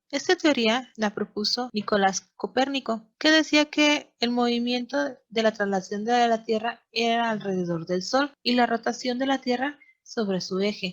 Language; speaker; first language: Spanish; native; Spanish